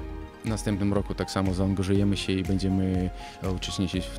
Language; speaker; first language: Polish; non-native, fluent; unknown